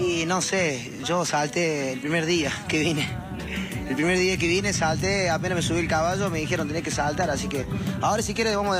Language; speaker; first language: Spanish; native; Spanish